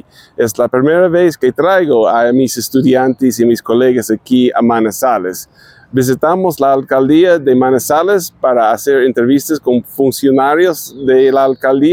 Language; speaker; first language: Spanish; non-native, fluent; English